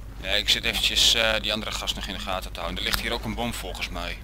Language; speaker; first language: Dutch; native; Dutch